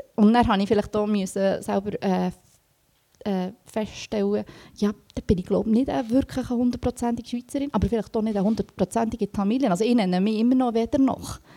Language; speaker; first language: German; native; German